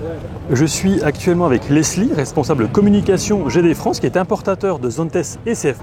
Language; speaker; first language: French; native; French